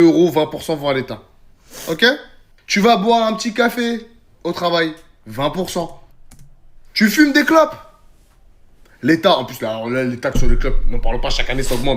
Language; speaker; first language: French; native; French